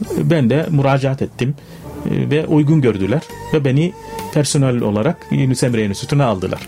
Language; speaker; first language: Turkish; non-native, fluent; Arabic